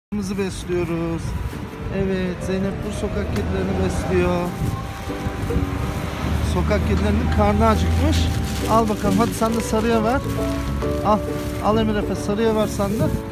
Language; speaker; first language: Turkish; native; Turkish